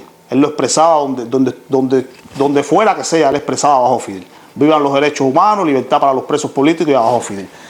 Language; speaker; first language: Spanish; native; Spanish